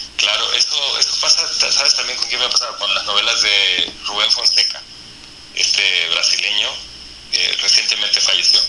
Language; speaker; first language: Spanish; native; Spanish